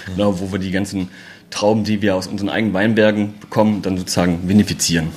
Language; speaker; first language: German; native; German